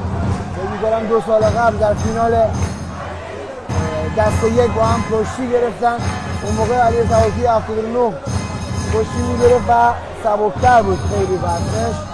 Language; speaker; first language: Persian; native; Persian